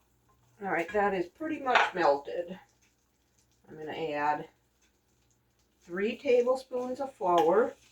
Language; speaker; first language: English; native; English